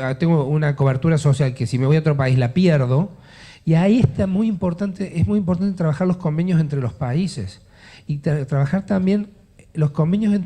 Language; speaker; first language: Spanish; native; Spanish